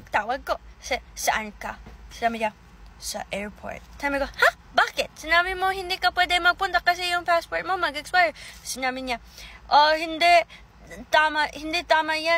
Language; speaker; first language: Filipino; early bilingual, heritage; English